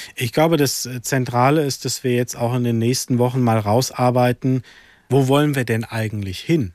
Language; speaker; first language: German; early bilingual, other home language; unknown